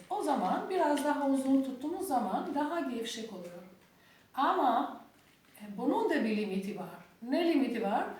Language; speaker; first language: Turkish; non-native, learner; Albanian